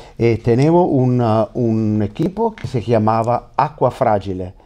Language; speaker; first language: Spanish; non-native, learner; Italian